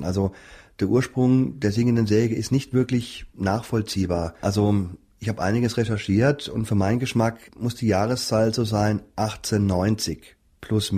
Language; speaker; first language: German; native; German